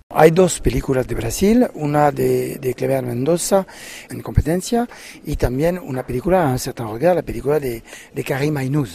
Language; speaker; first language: Spanish; non-native, fluent; French